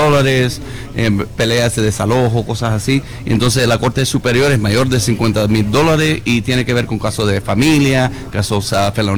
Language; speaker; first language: Spanish; early bilingual, heritage; Spanish